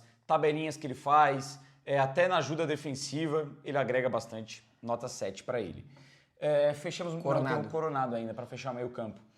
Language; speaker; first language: Portuguese; native; Portuguese